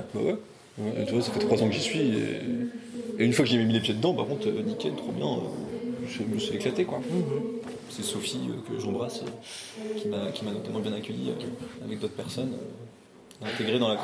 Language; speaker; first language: French; native; French